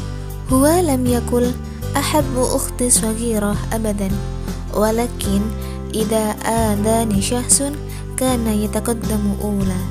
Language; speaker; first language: Arabic; non-native, learner; Indonesian